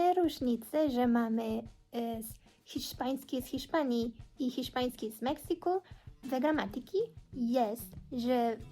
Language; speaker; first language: Polish; non-native, learner; Spanish